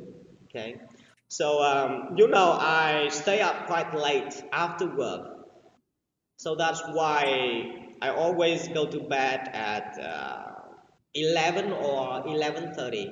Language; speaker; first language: English; non-native, learner; Vietnamese